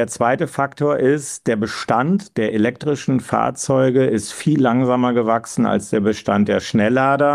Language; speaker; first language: German; native; German